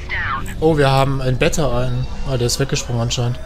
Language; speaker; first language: German; native; German